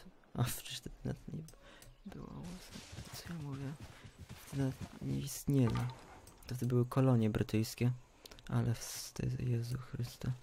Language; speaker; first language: Polish; early bilingual, heritage; Polish